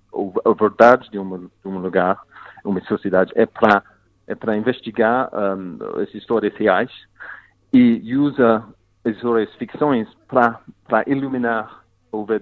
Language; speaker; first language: Portuguese; non-native, fluent; English